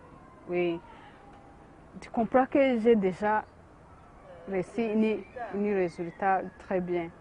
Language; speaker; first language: French; non-native, learner; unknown